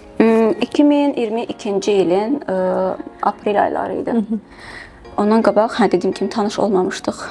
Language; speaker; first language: Azerbaijani; early bilingual, heritage; Azerbaijani